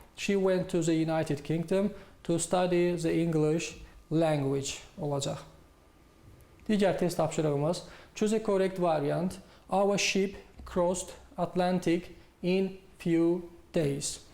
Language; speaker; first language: English; non-native, fluent; Azerbaijani